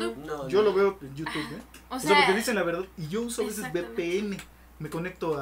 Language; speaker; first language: Spanish; native; Spanish